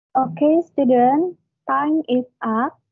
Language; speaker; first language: English; non-native, learner; Indonesian